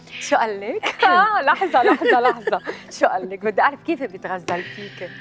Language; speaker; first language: Arabic; native; Arabic